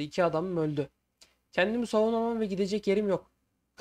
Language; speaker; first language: Turkish; native; Turkish